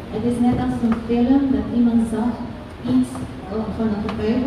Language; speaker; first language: Dutch; non-native, fluent; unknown